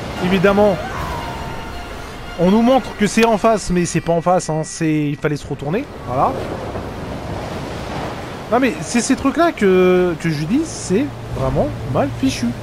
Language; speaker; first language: French; native; French